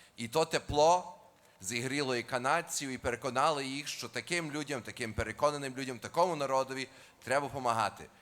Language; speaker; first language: Ukrainian; early bilingual, heritage; Ukrainian